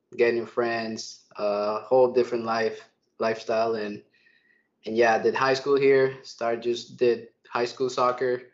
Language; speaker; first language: English; early bilingual, other home language; Spanish